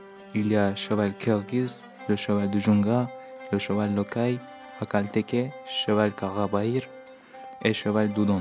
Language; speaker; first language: French; non-native, learner; Turkish